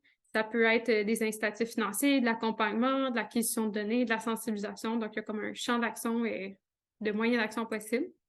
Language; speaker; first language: French; native; French